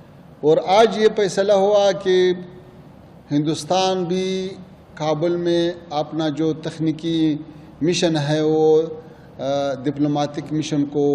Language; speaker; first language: Hindi; non-native, learner; Pashto